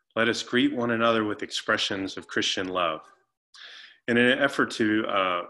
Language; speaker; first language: English; native; English